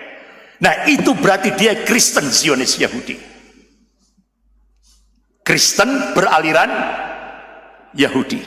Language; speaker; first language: Indonesian; non-native, local second language; Javanese